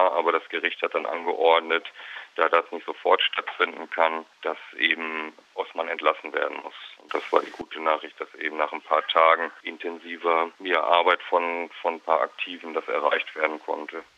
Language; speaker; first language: German; native; German